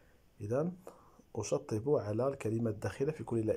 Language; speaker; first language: Arabic; native; Arabic